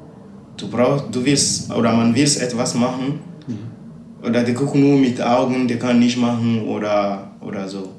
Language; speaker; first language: German; non-native, learner; Ewe